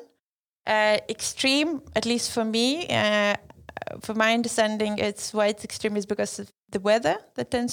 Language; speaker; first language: English; non-native, fluent; Lithuanian